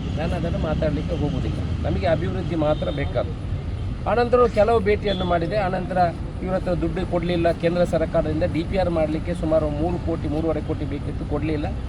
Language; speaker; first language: Kannada; non-native, local second language; Tulu